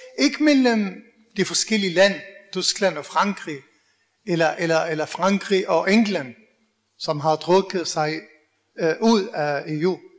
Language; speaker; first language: Danish; non-native, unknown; Arabic